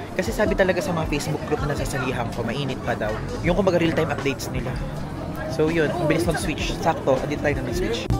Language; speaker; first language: Filipino; native; Filipino